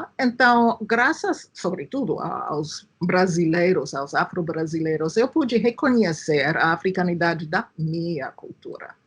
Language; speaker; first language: Portuguese; non-native, fluent; English